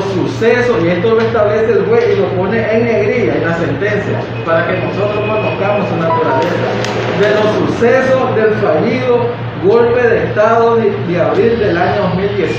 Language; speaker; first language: Spanish; native; Spanish